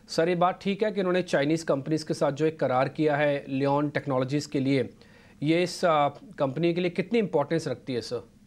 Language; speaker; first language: Hindi; native; Hindi